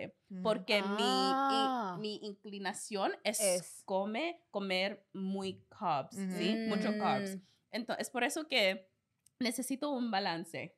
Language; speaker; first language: Spanish; non-native, learner; English